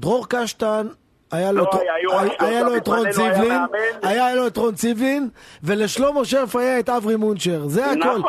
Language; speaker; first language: Hebrew; native; Hebrew